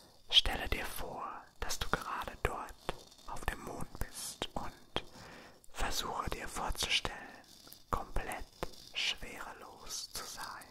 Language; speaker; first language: German; native; German